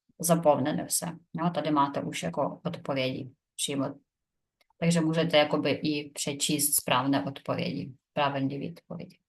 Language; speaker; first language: Czech; non-native, fluent; Ukrainian